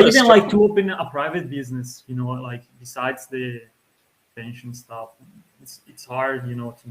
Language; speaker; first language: English; non-native, fluent; Italian